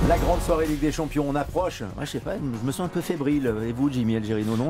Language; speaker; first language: French; native; French